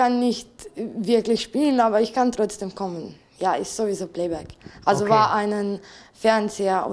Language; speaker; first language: German; non-native, fluent; Slovenian